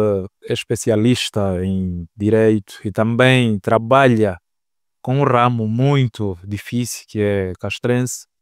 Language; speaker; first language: Portuguese; native; Portuguese